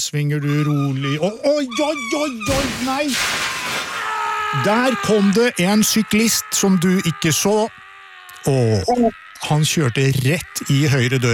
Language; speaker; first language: Norwegian; native; Norwegian